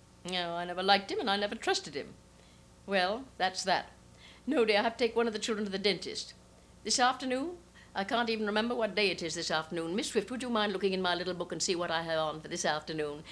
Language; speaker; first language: English; native; English